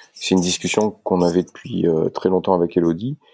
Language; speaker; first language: French; native; French